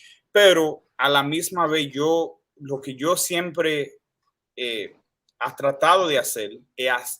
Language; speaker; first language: Spanish; early bilingual, heritage; Spanish